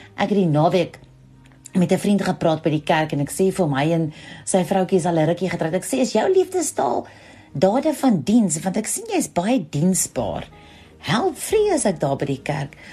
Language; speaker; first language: Afrikaans; native; Afrikaans